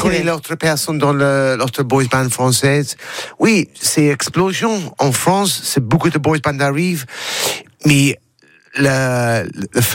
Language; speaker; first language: French; non-native, learner; English